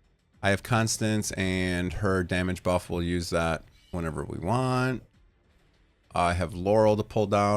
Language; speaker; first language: English; native; English